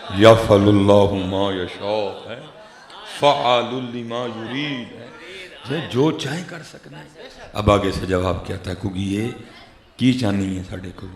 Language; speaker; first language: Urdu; non-native, local second language; Punjabi